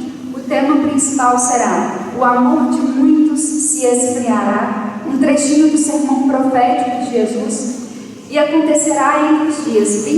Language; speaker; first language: Portuguese; native; Portuguese